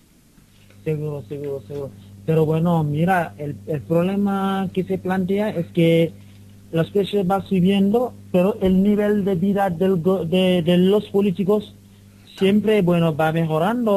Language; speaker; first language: Spanish; non-native, learner; Wolof